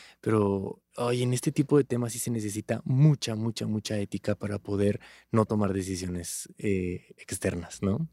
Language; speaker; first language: Spanish; native; Spanish